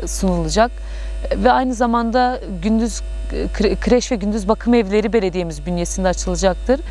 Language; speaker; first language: Turkish; native; Turkish